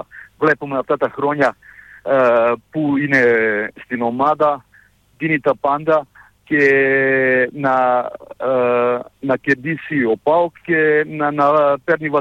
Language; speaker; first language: Greek; non-native, fluent; Serbian